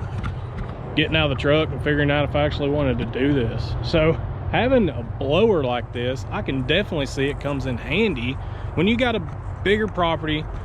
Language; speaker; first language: English; native; English